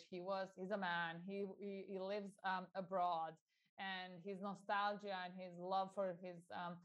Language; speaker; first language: English; non-native, fluent; Albanian